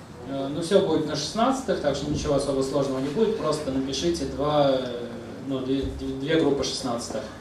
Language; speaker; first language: Russian; native; Russian